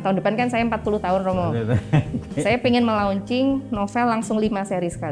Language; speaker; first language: Indonesian; native; Indonesian